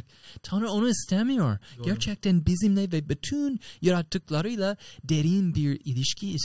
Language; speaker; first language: Turkish; non-native, fluent; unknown